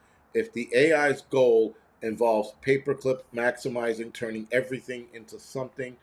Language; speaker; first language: English; native; English